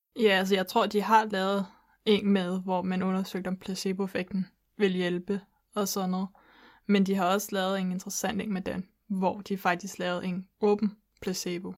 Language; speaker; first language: Danish; native; Danish